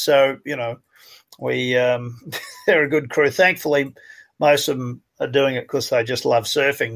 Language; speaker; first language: English; native; English